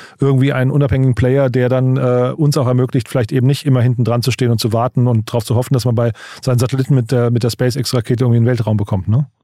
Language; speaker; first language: German; native; German